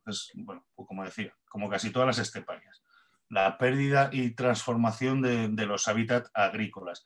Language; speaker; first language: Spanish; native; Spanish